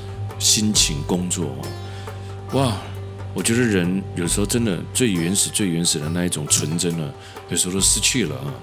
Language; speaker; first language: Chinese; native; Chinese